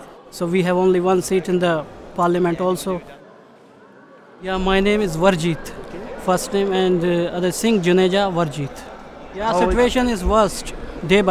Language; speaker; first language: English; non-native, fluent; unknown